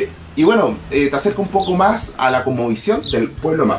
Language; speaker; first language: Spanish; native; Spanish